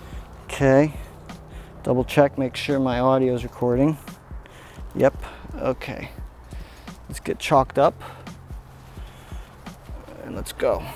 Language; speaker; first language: English; native; English